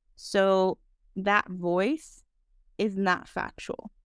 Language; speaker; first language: English; non-native, fluent; Spanish